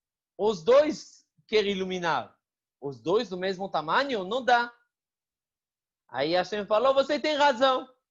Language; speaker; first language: Portuguese; non-native, fluent; Hebrew